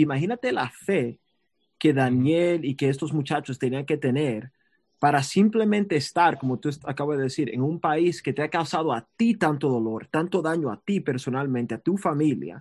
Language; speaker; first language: Spanish; early bilingual, heritage; Spanish